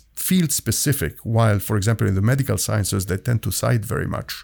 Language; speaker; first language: English; non-native, fluent; Arabic